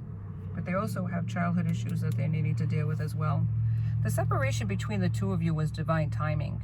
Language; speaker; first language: English; native; English